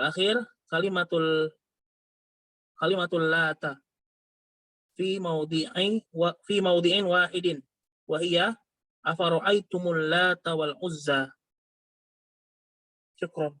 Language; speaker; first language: Arabic; non-native, learner; Indonesian